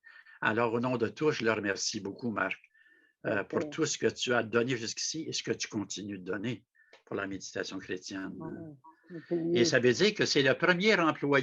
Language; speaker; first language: French; native; French